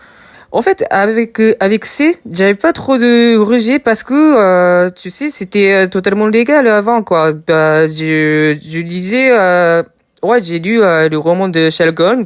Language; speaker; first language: French; non-native, fluent; Japanese